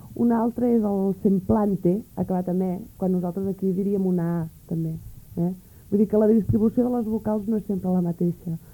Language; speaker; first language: Catalan; native; Catalan